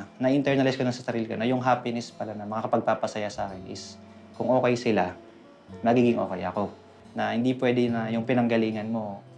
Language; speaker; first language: Filipino; non-native, local second language; Bikol